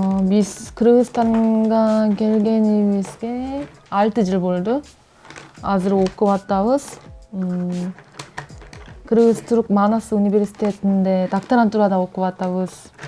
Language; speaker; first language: Kyrgyz; non-native, fluent; Korean